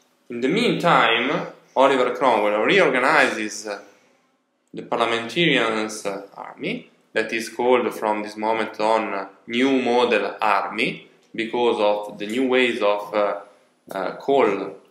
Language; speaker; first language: English; non-native, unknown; Italian